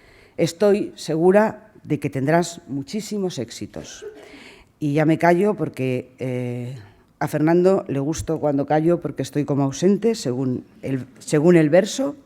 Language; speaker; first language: Spanish; native; Spanish